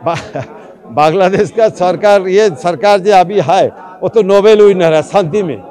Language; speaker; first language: Hindi; non-native, learner; Bangla